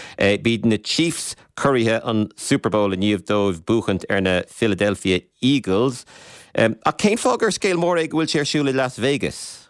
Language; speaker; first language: Irish; native; Irish